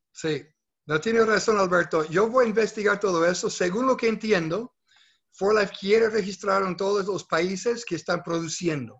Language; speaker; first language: Spanish; non-native, fluent; English